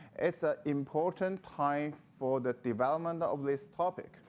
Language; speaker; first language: English; non-native, learner; Chinese